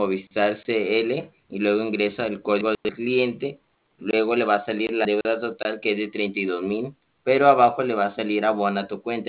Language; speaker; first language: Spanish; native; Spanish